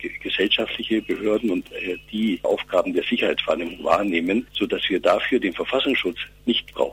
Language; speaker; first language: German; native; German